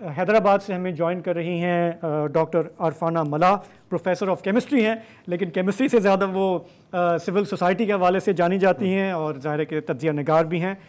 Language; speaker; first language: Urdu; non-native, local second language; Sindhi